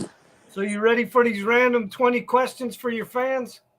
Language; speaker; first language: English; native; English